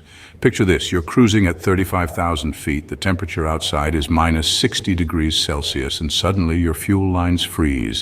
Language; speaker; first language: English; native; English